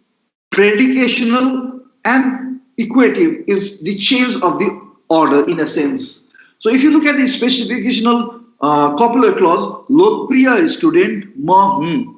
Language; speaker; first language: English; non-native, local second language; Nepali